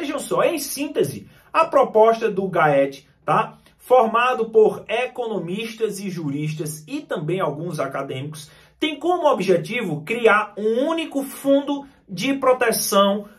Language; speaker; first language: Portuguese; native; Portuguese